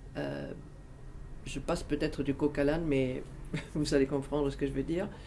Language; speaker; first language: French; non-native, fluent; Spanish